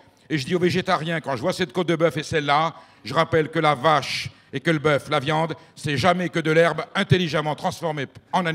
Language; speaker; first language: French; native; French